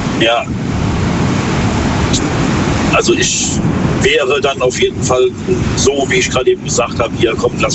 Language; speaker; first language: German; native; German